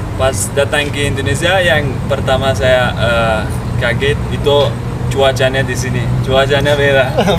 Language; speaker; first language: Indonesian; non-native, fluent; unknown